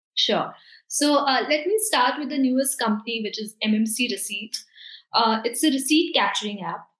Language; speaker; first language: English; non-native, local second language; Hindi